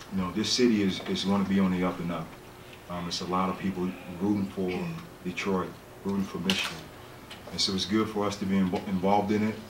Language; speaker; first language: English; native; English